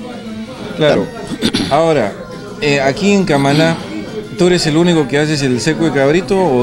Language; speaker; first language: Spanish; native; Spanish